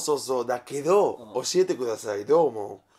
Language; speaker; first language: Japanese; non-native, learner; Spanish